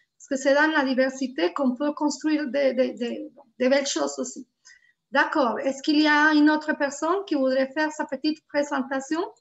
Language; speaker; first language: French; non-native, fluent; Spanish